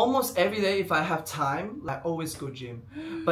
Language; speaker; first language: English; non-native, fluent; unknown